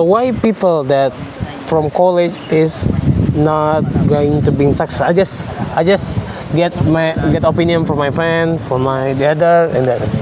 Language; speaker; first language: English; non-native, learner; Indonesian